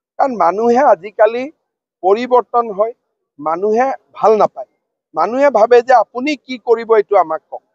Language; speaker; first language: Assamese; native; Assamese